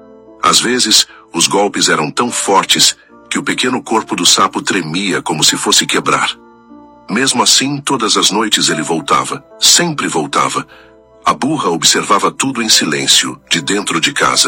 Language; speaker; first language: Portuguese; native; Portuguese